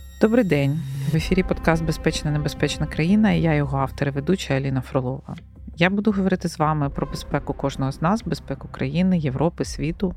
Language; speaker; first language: Ukrainian; native; Ukrainian